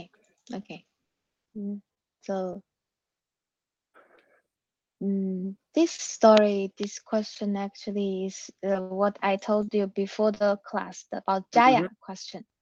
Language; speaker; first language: English; non-native, learner; Chinese